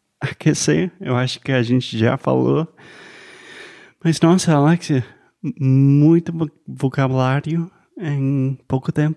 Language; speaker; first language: Portuguese; non-native, fluent; English